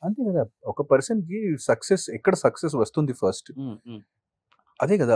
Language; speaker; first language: Telugu; non-native, fluent; Hindi